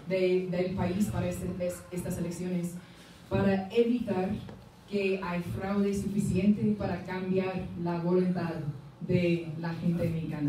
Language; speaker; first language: Spanish; non-native, fluent; English